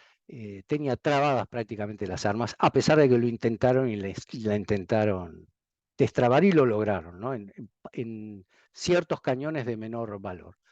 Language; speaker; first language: Spanish; native; Spanish